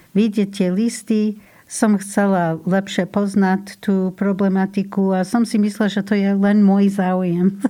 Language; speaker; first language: Slovak; non-native, learner; English